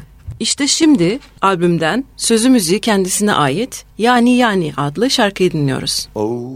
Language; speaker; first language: Turkish; native; Turkish